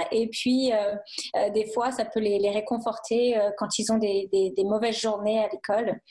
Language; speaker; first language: French; native; French